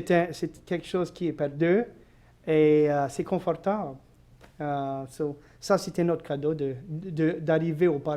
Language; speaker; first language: French; non-native, local second language; English